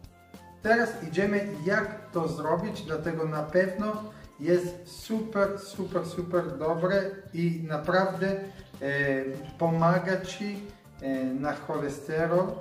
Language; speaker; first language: Polish; non-native, learner; Italian